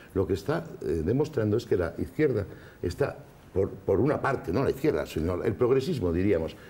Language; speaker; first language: Spanish; native; Spanish